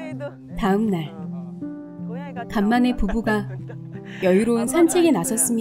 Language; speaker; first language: Korean; native; Korean